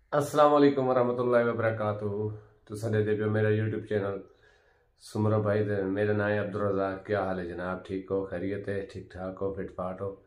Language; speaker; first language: Punjabi; non-native, local second language; Saraiki